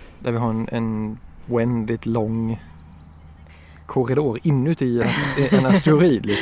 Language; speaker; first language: Swedish; native; Swedish